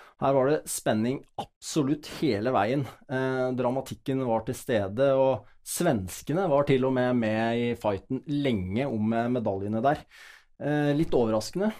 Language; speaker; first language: Norwegian; native; Norwegian